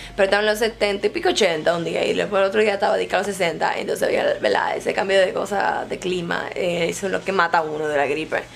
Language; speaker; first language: Spanish; native; Spanish